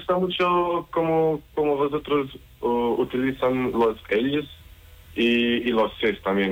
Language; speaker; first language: Spanish; non-native, learner; Portuguese